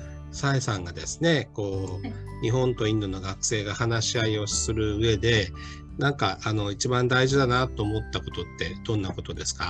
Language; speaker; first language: Japanese; native; Japanese